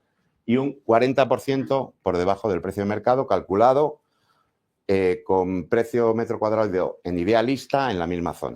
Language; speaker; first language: Spanish; native; Spanish